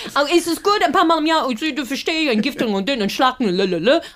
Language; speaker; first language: German; non-native, fluent; English